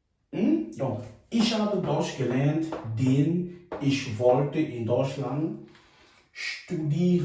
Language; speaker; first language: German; non-native, fluent; French